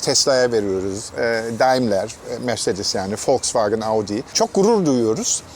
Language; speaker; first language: Turkish; non-native, fluent; German